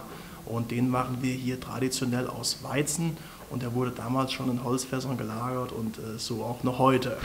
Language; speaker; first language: German; native; German